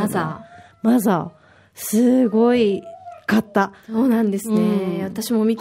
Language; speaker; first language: Japanese; native; Japanese